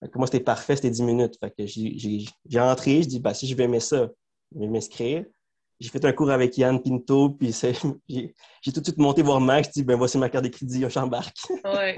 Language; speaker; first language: French; early bilingual, other home language; Spanish